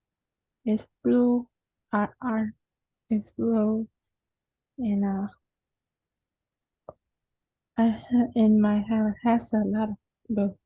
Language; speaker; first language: English; non-native, learner; Vietnamese